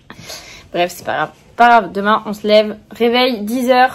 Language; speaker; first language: French; native; French